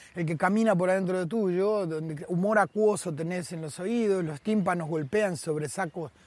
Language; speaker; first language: Spanish; native; Spanish